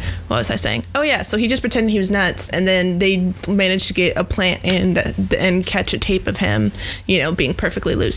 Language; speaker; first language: English; native; English